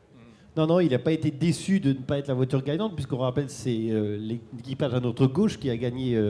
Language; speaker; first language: French; native; French